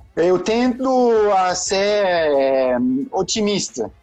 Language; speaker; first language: Portuguese; non-native, fluent; French